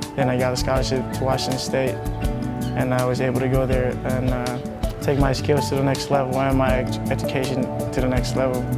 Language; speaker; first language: English; non-native, fluent; Samoan